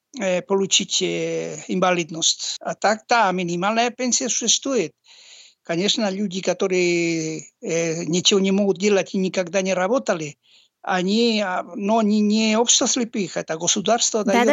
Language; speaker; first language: Russian; non-native, learner; Basque